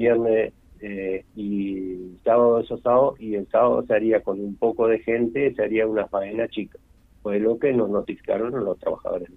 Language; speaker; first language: Spanish; native; Spanish